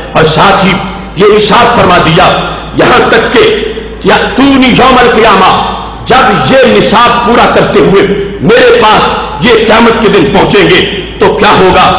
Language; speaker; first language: Urdu; non-native, local second language; Punjabi